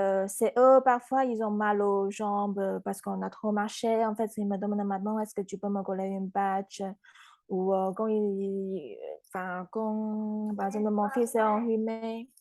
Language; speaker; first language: French; non-native, fluent; Chinese